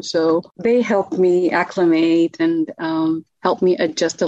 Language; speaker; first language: English; non-native, fluent; Arabic